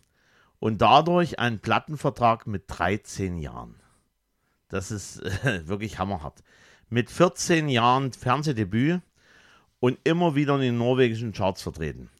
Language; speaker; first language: German; native; German